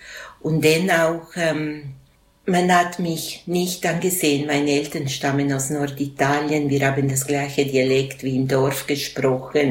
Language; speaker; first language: German; non-native, local second language; Italian